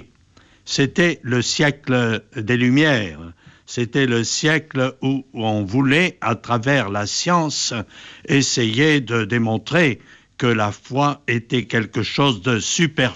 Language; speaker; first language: French; native; French